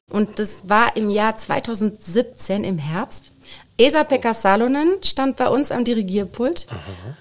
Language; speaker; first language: German; native; German